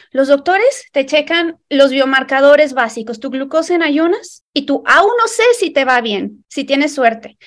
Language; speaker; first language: Spanish; native; Spanish